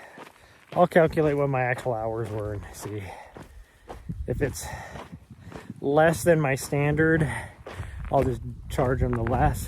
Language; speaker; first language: English; native; English